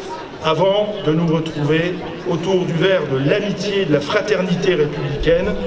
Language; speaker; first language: French; native; French